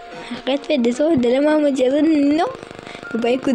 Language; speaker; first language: French; non-native, local second language; Morisyen